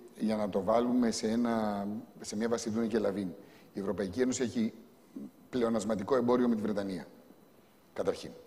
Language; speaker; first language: Greek; native; Greek